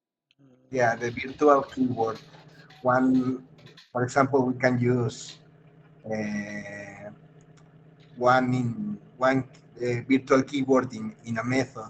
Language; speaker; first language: English; non-native, fluent; Spanish